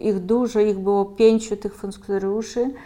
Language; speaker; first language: Polish; early bilingual, heritage; Polish